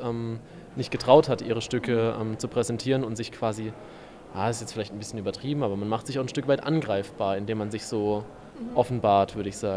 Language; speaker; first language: German; native; German